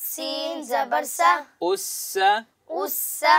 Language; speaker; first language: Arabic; non-native, learner; Urdu